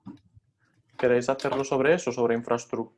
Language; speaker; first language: Spanish; native; Spanish